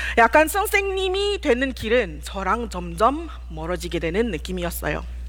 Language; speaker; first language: Korean; non-native, fluent; Malay